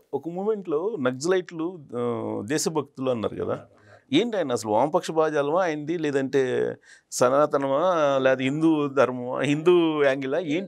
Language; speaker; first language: Telugu; native; Telugu